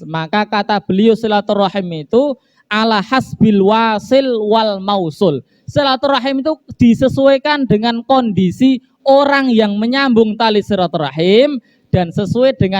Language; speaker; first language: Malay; non-native, local second language; Javanese